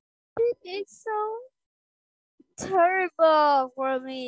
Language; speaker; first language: English; non-native, learner; Vietnamese